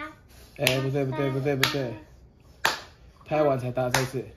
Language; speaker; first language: Chinese; native; Chinese